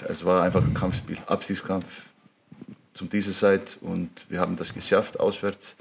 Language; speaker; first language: German; non-native, fluent; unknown